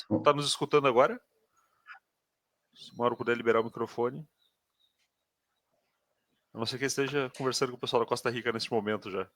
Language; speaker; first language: Portuguese; native; Portuguese